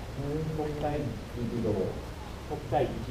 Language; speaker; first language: Japanese; non-native, fluent; English